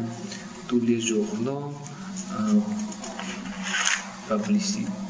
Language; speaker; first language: French; non-native, learner; Russian